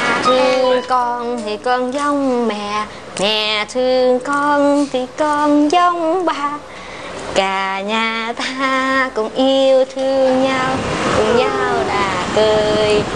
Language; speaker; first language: Chinese; non-native, learner; Vietnamese